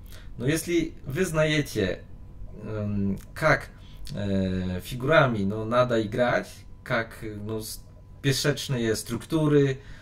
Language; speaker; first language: Russian; non-native, learner; Polish